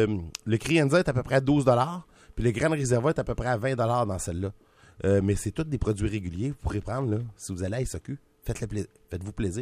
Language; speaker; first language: French; native; French